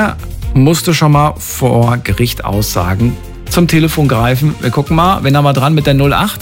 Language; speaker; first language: German; native; German